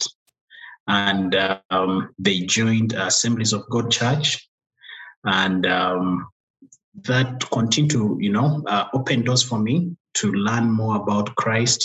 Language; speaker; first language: English; non-native, local second language; Kinyarwanda